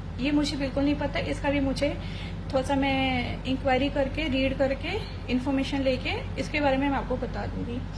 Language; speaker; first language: Hindi; native; Hindi